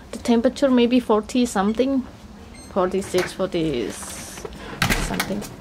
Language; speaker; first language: English; non-native, learner; Indonesian